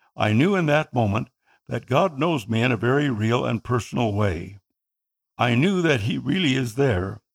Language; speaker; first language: English; non-native, local second language; Filipino